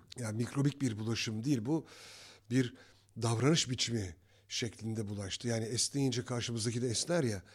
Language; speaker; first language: Turkish; native; Turkish